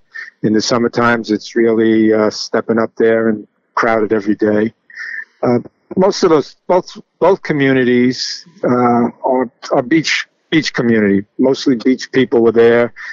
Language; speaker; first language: English; native; English